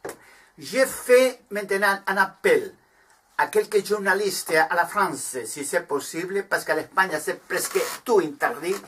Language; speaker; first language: French; non-native, learner; Spanish